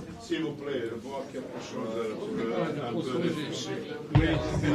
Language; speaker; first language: French; non-native, learner; Serbian